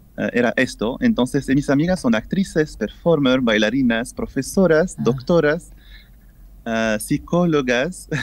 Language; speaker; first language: Spanish; non-native, fluent; English